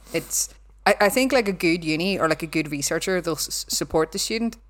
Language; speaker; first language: English; native; English